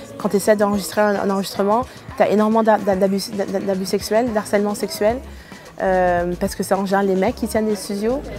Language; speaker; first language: French; native; French